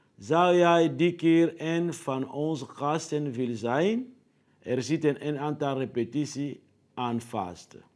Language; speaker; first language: Dutch; non-native, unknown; Lingala